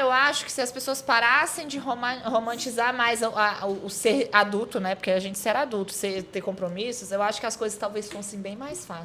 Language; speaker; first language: Portuguese; native; Portuguese